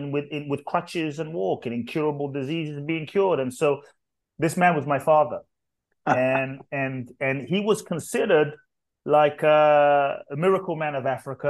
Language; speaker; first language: English; native; English